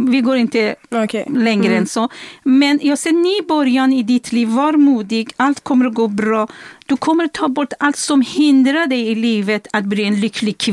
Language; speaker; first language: Swedish; non-native, fluent; Persian